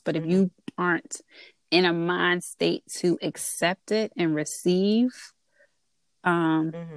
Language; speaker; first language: English; native; English